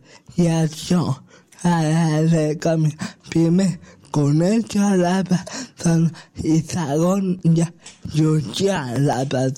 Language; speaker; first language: Catalan; non-native, local second language; Spanish